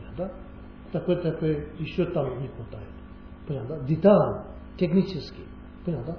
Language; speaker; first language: Russian; non-native, learner; Tibetan